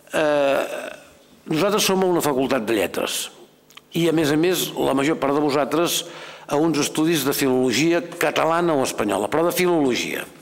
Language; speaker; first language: Catalan; native; Catalan